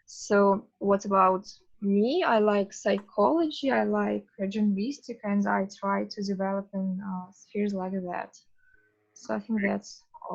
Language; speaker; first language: English; non-native, fluent; Russian